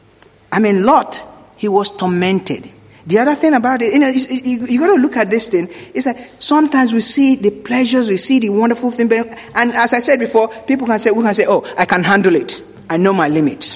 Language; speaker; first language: English; non-native, local second language; Yoruba